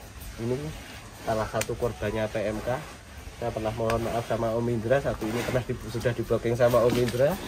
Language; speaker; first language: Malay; non-native, local second language; Javanese